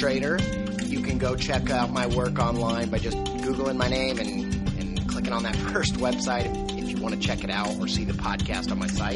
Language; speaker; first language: English; native; English